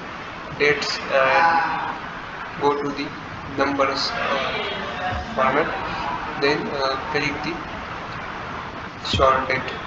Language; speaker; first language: English; non-native, learner; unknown